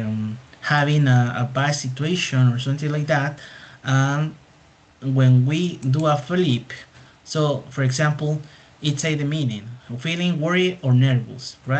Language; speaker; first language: English; non-native, fluent; Spanish